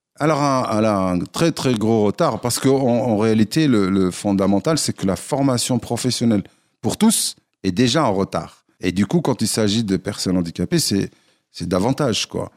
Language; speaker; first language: French; non-native, local second language; Arabic